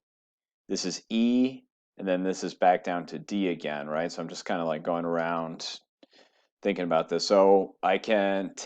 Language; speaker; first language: English; native; English